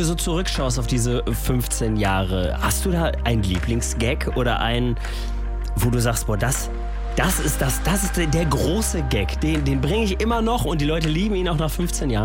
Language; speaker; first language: German; native; German